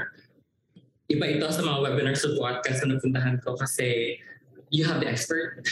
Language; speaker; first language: English; non-native, local second language; Cebuano